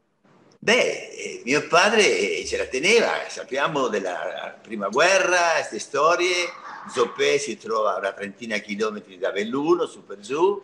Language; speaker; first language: Italian; early bilingual, heritage; Spanish